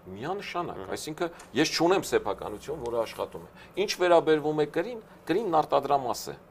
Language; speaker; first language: Armenian; native; Armenian